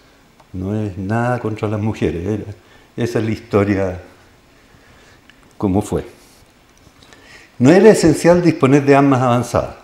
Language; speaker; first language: Spanish; native; Spanish